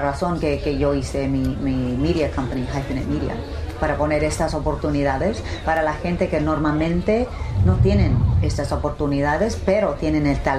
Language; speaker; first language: Spanish; early bilingual, heritage; English